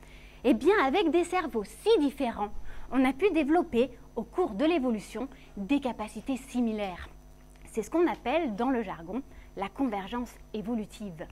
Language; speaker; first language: French; native; French